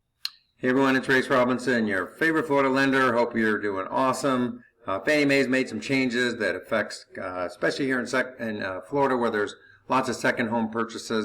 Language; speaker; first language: English; native; English